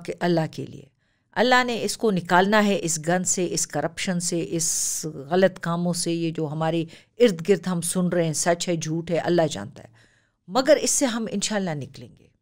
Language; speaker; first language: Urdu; non-native, local second language; Pashto